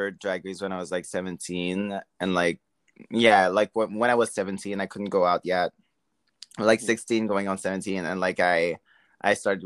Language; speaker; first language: English; non-native, fluent; French